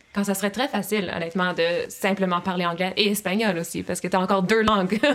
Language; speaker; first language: French; native; French